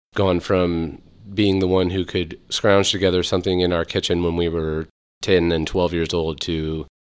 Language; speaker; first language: English; native; English